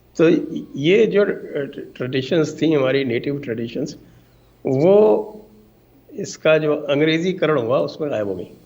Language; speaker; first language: Hindi; native; Hindi